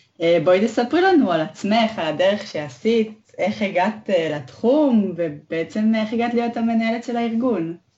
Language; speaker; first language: Hebrew; native; Hebrew